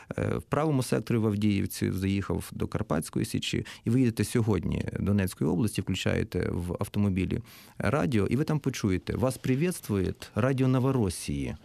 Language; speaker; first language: Ukrainian; native; Ukrainian